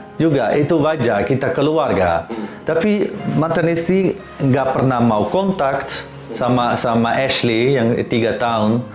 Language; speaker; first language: Indonesian; non-native, fluent; Dutch